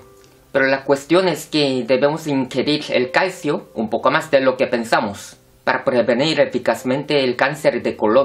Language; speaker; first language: Spanish; non-native, fluent; Korean